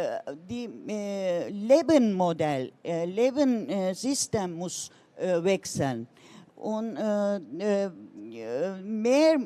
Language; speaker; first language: German; non-native, learner; Turkish